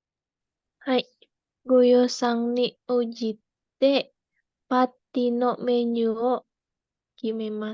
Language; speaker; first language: Japanese; non-native, learner; Indonesian